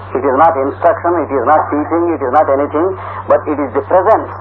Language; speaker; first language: English; non-native, local second language; Telugu